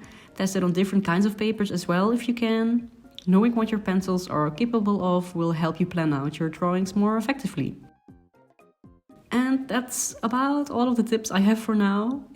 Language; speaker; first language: English; non-native, fluent; Dutch